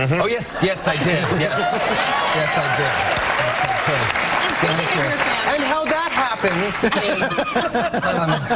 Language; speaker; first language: English; native; English